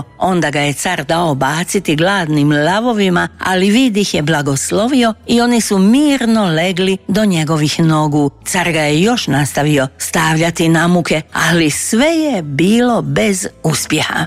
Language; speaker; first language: Croatian; native; Croatian